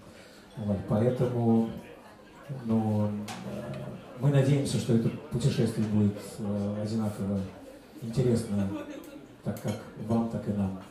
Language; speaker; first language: Russian; native; Russian